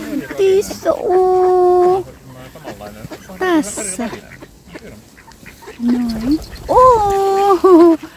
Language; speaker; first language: Finnish; non-native, learner; Filipino